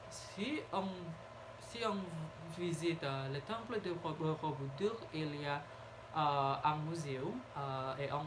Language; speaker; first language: French; non-native, learner; Indonesian